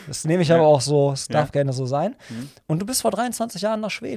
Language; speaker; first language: German; native; German